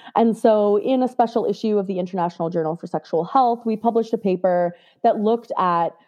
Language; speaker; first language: English; native; English